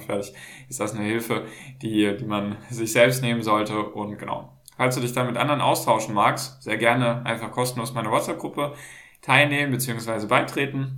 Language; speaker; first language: German; native; German